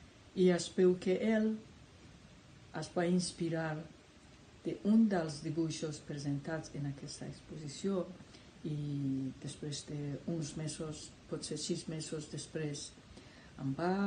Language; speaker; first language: Catalan; non-native, fluent; Persian